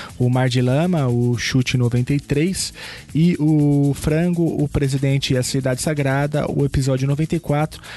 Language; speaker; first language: Portuguese; native; Portuguese